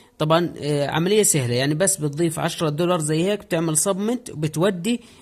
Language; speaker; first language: Arabic; native; Arabic